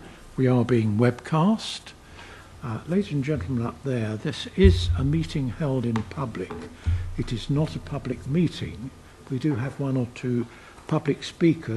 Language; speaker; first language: English; native; English